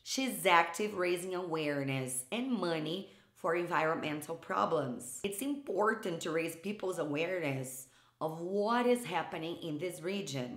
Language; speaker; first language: English; non-native, fluent; Portuguese